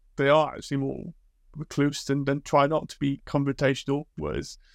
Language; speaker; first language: English; native; English